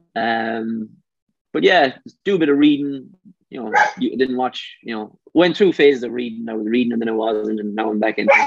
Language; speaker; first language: English; native; English